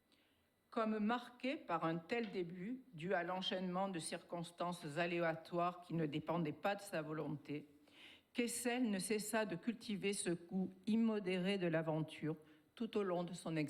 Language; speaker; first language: French; native; French